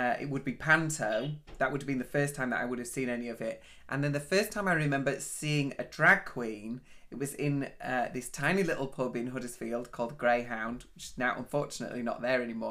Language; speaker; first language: English; native; English